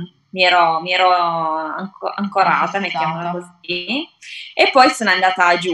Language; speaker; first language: Italian; native; Italian